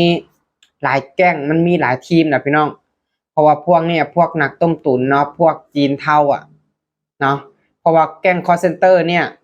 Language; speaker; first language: Thai; non-native, local second language; Lao